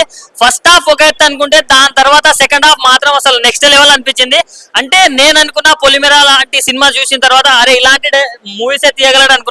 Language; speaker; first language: Telugu; native; Telugu